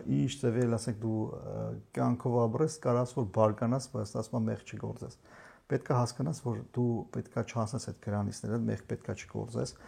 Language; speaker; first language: Armenian; native; Armenian